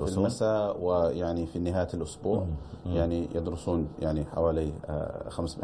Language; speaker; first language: Arabic; non-native, fluent; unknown